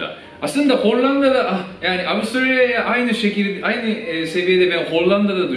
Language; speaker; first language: Turkish; non-native, fluent; Japanese